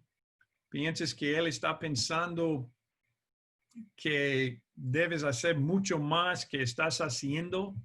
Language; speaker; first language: Spanish; non-native, fluent; English